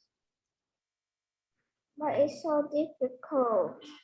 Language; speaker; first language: English; non-native, learner; Vietnamese